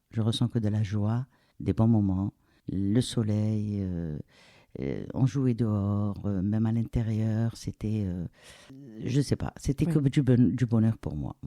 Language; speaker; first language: French; non-native, local second language; Arabic